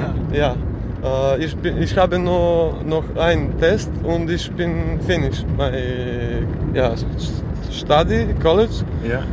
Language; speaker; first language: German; non-native, learner; Serbian